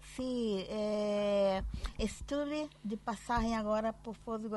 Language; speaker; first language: Spanish; non-native, learner; Portuguese